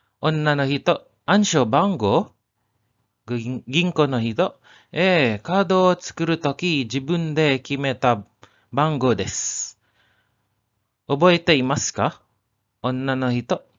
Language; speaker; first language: Japanese; non-native, learner; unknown